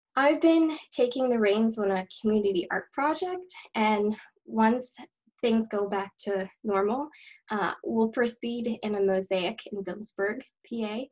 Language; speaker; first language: English; native; English